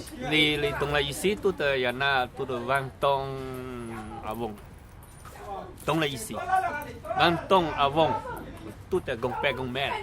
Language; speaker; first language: French; non-native, learner; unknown